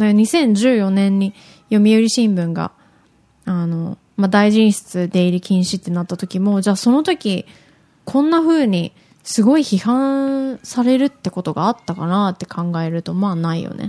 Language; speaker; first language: Japanese; native; Japanese